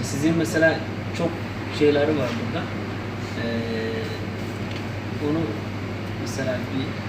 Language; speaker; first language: Turkish; non-native, learner; Somali